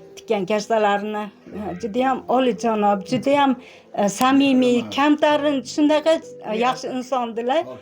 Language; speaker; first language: Uzbek; native; Uzbek